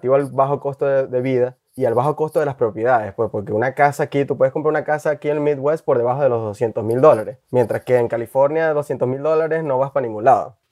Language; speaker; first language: Spanish; native; Spanish